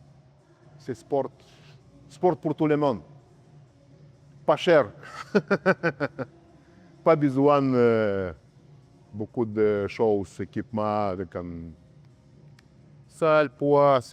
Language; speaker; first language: French; non-native, learner; Russian